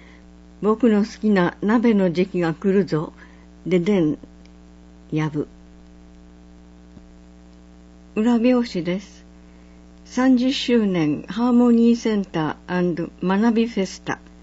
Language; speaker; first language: Japanese; native; Japanese